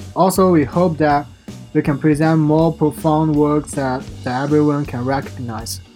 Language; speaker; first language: English; non-native, fluent; Chinese